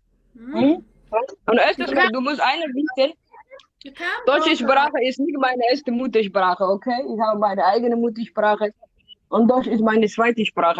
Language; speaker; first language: German; non-native, fluent; Somali